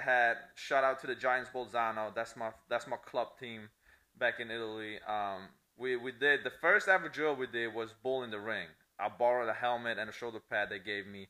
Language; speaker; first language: English; non-native, fluent; Italian